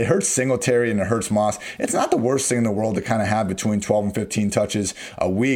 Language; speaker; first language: English; native; English